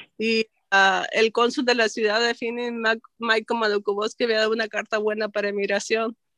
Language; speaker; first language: Spanish; native; Spanish